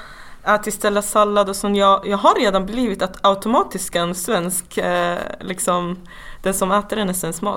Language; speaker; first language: Swedish; non-native, fluent; Persian